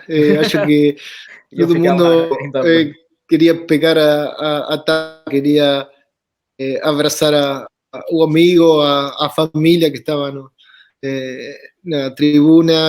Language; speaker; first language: Portuguese; non-native, fluent; Spanish